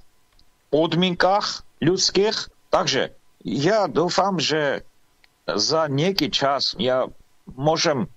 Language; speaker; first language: Slovak; non-native, fluent; Armenian